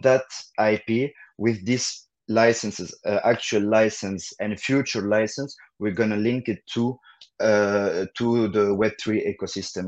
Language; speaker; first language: English; non-native, fluent; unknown